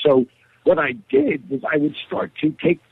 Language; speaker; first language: English; native; English